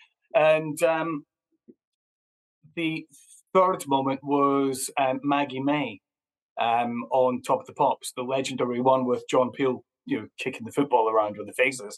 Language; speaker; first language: English; native; English